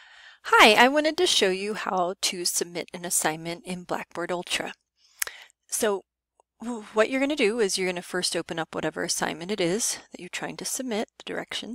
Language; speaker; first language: English; native; English